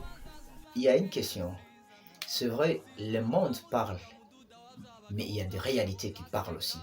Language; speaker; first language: French; non-native, local second language; Swahili